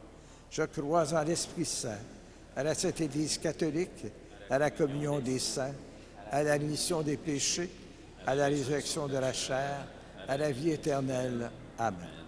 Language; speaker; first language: French; native; French